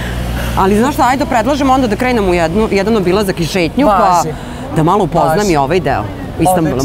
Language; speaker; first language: Serbian; native; Serbian